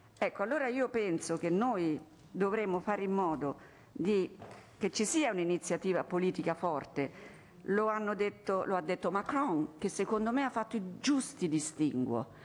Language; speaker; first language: Italian; native; Italian